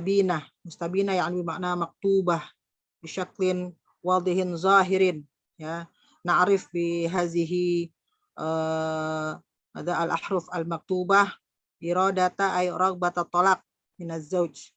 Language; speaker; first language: Arabic; non-native, fluent; Indonesian